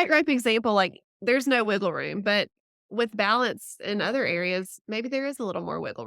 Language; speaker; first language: English; native; English